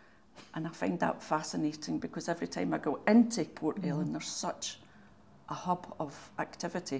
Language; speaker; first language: English; native; English